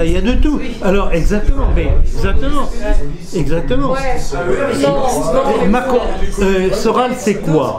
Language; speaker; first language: French; native; French